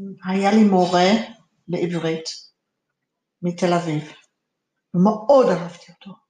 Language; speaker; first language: Hebrew; non-native, fluent; English